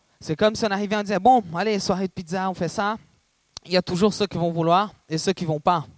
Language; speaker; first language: French; non-native, fluent; Portuguese